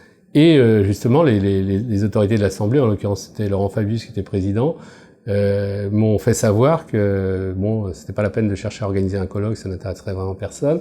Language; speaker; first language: French; native; French